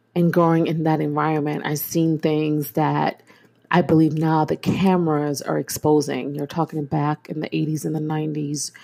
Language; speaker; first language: English; native; English